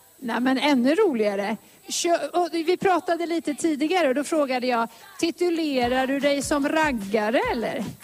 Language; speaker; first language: Swedish; native; Swedish